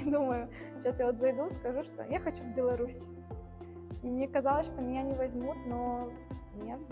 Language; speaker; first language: Russian; native; Russian